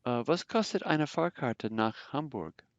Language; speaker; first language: German; non-native, fluent; English